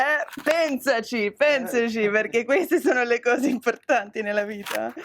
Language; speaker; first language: Italian; non-native, fluent; English